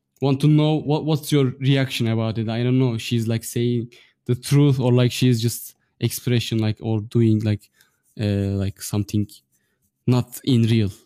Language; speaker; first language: English; non-native, fluent; Turkish